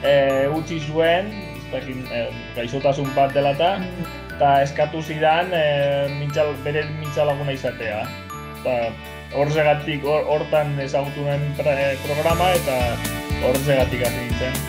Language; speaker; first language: Basque; non-native, local second language; Spanish